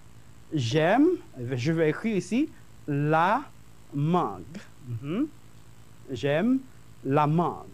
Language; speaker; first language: French; non-native, fluent; Spanish